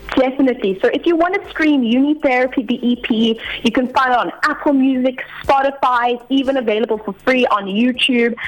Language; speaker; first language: English; native; English